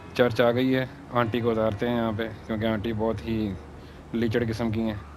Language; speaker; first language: Urdu; native; Urdu